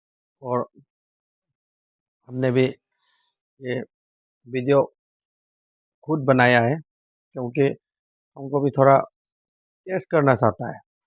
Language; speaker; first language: Hindi; non-native, local second language; Manipuri